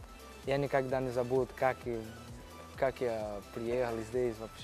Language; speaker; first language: Russian; non-native, learner; Portuguese